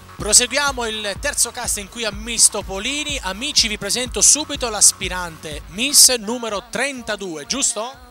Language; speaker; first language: Italian; native; Italian